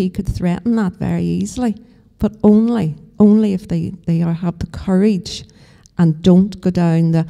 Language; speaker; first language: English; native; English